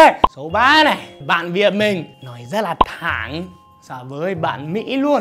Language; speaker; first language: Vietnamese; non-native, fluent; English